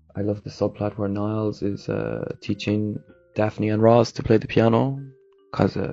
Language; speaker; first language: English; native; English